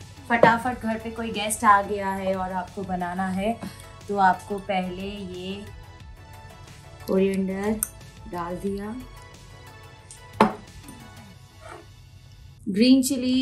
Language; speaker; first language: Hindi; non-native, local second language; Bangla